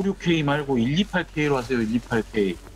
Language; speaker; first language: Korean; native; Korean